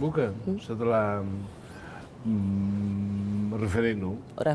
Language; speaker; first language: Indonesian; non-native, fluent; Tetum